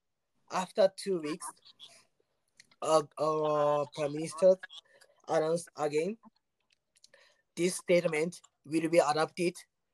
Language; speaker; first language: English; non-native, learner; Japanese